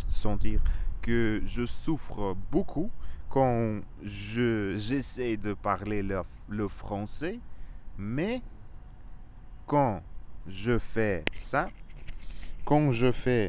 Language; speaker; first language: French; non-native, learner; Russian